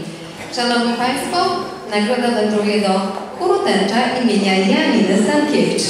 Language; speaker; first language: Polish; native; Polish